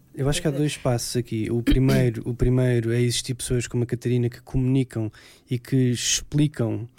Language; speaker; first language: Portuguese; native; Portuguese